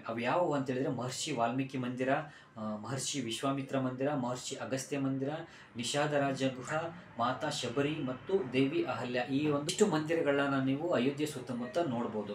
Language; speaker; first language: Kannada; native; Kannada